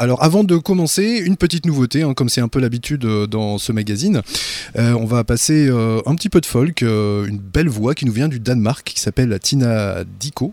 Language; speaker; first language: French; native; French